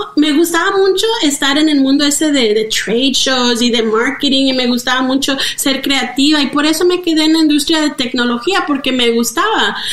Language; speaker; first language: Spanish; early bilingual, heritage; Spanish